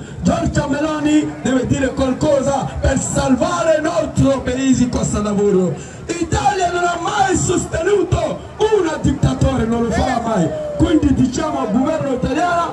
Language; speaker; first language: Italian; non-native, fluent; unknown